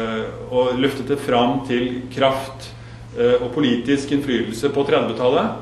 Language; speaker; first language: Norwegian; native; Norwegian